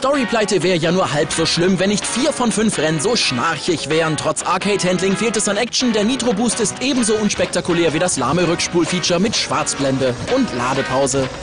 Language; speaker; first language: German; native; German